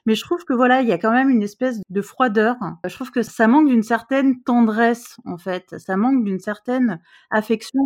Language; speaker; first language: French; native; French